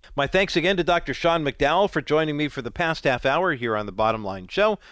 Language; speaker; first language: English; native; English